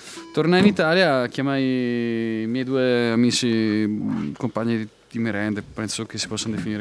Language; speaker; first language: Italian; native; Italian